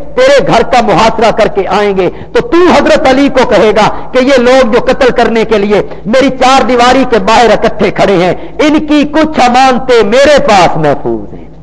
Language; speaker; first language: Urdu; non-native, local second language; Punjabi